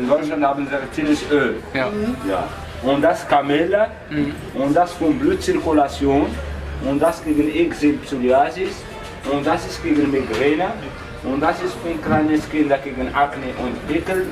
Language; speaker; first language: German; non-native, learner; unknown